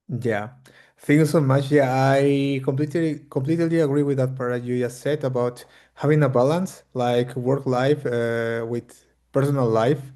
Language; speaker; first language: English; non-native, fluent; Spanish